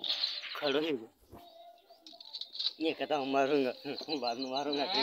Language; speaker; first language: Hindi; non-native, local second language; Gujarati